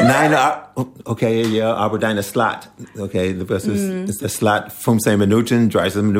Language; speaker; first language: German; non-native, learner; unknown